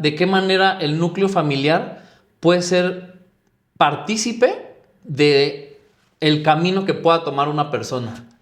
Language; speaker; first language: Spanish; native; Spanish